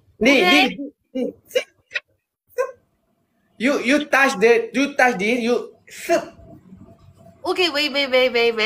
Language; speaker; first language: English; non-native, learner; Malay